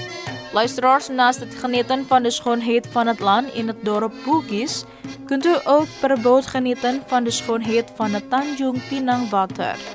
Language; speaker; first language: Dutch; non-native, fluent; Indonesian